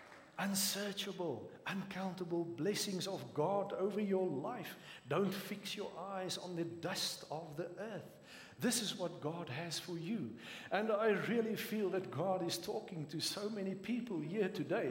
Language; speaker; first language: English; non-native, local second language; Afrikaans